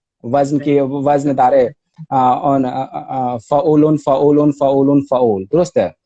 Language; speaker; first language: Persian; non-native, learner; Hindi